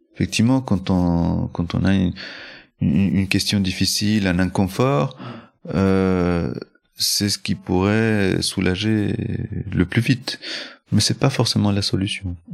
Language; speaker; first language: French; early bilingual, other home language; Spanish